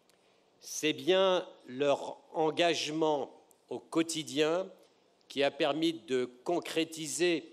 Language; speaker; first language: French; native; French